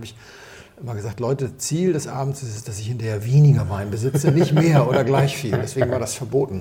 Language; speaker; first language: German; native; German